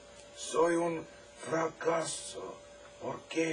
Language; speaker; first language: Spanish; non-native, learner; English